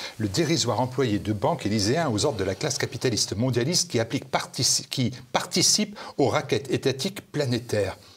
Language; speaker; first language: French; native; French